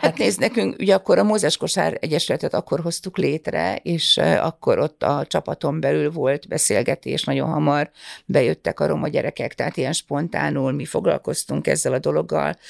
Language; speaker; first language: Hungarian; early bilingual, other home language; Russian